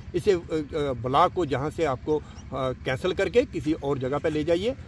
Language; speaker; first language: Hindi; native; Hindi